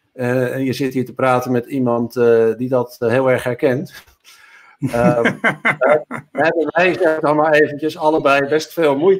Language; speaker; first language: Dutch; native; Dutch